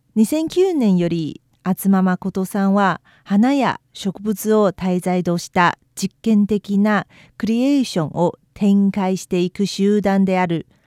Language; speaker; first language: Japanese; non-native, fluent; Chinese